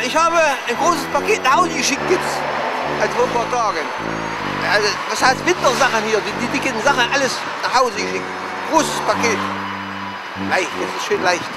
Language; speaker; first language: German; native; German